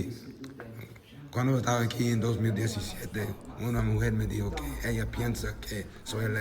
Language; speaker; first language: Spanish; non-native, learner; English